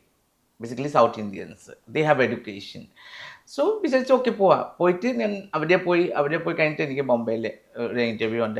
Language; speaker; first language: Malayalam; non-native, fluent; Assamese